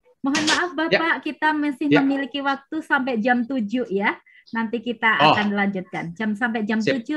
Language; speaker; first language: Indonesian; native; Indonesian